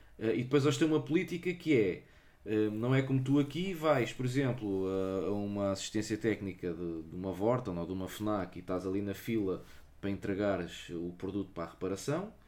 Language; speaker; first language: Portuguese; native; Portuguese